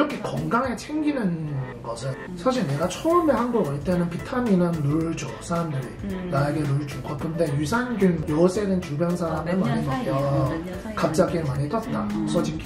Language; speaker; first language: Korean; non-native, fluent; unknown